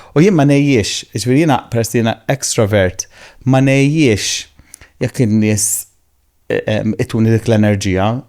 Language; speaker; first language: Maltese; native; Maltese